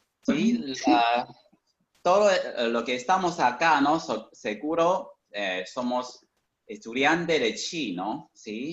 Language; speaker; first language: Spanish; non-native, fluent; Chinese